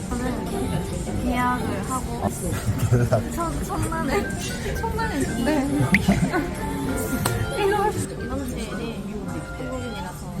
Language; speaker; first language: Korean; non-native, learner; Japanese